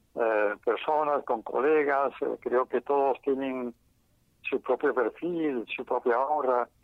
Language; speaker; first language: Spanish; non-native, local second language; Quechua